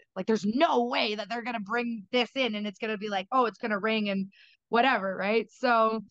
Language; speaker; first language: English; native; English